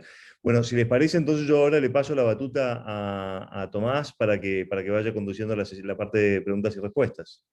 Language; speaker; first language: Spanish; native; Spanish